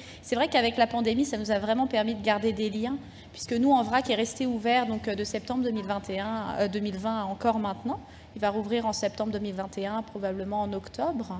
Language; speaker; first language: French; native; French